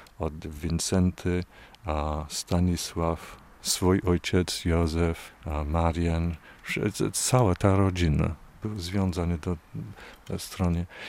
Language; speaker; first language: Polish; non-native, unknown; English